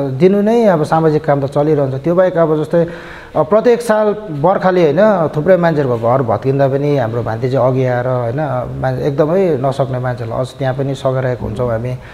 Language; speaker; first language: Nepali; native; Nepali